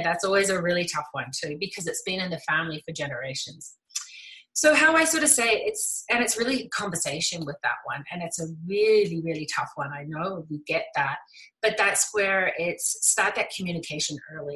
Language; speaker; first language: English; native; English